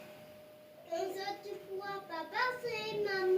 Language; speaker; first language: French; native; French